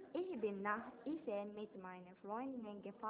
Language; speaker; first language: German; non-native, learner; Japanese